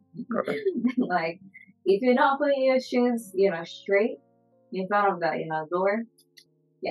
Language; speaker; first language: English; non-native, fluent; Japanese